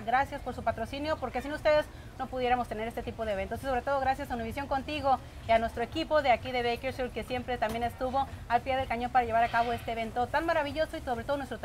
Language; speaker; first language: Spanish; native; Spanish